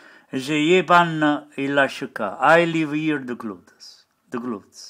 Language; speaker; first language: English; non-native, learner; Italian